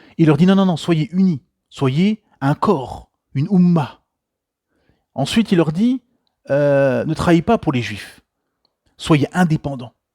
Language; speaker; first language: French; native; French